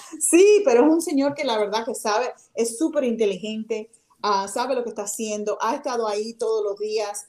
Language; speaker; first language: Spanish; native; Spanish